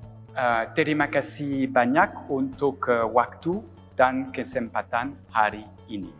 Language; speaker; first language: Indonesian; non-native, learner; French